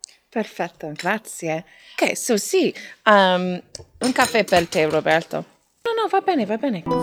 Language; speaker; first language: Italian; non-native, learner; English